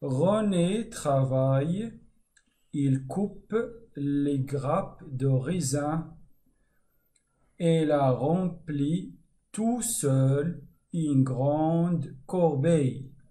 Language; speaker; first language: French; non-native, fluent; Arabic